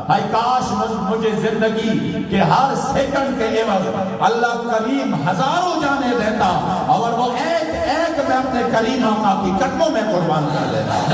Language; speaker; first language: Urdu; non-native, local second language; Pashto